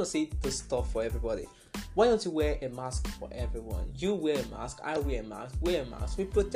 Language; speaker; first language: English; non-native, local second language; Yoruba